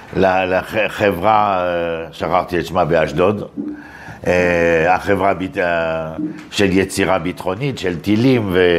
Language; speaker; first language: Hebrew; non-native, fluent; French